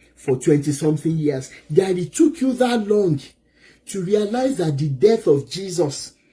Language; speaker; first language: English; non-native, local second language; Yoruba